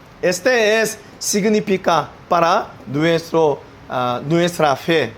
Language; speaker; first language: Spanish; non-native, learner; Korean